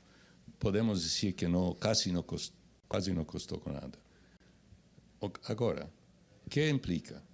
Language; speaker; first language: Portuguese; non-native, fluent; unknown